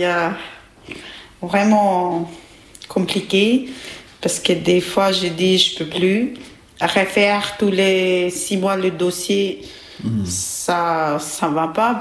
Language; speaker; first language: French; non-native, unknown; Albanian